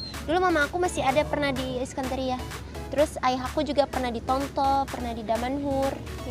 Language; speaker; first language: Indonesian; early bilingual, heritage; Indonesian